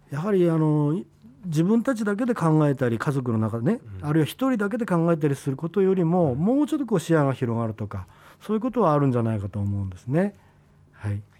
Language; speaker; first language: Japanese; native; Japanese